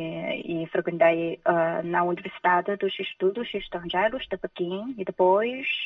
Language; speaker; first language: Portuguese; non-native, fluent; Chinese